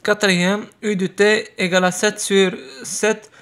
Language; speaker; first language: French; non-native, local second language; Arabic